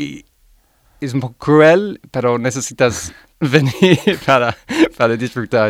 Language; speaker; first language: Spanish; non-native, learner; English